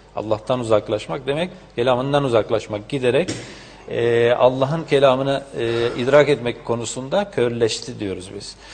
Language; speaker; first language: Turkish; non-native, fluent; Spanish